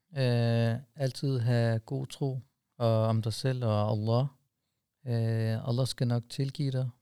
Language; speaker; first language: Danish; early bilingual, other home language; Urdu